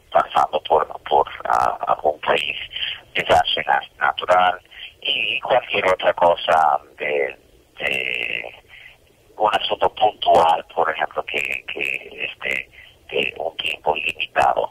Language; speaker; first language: Spanish; non-native, fluent; English